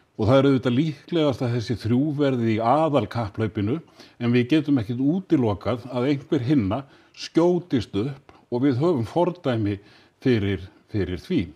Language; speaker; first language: Icelandic; native; Icelandic